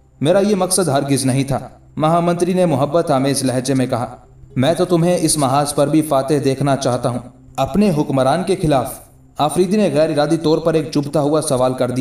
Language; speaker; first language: Urdu; native; Urdu